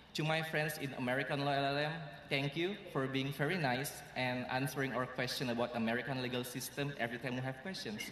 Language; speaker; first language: English; non-native, fluent; Indonesian